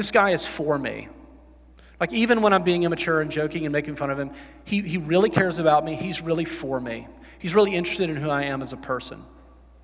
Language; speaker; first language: English; native; English